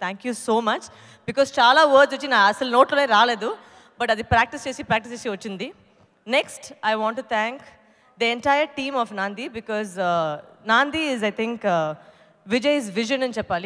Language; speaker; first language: Telugu; non-native, local second language; Tamil